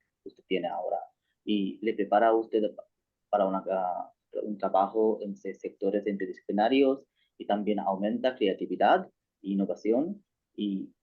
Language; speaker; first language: Spanish; non-native, learner; Bangla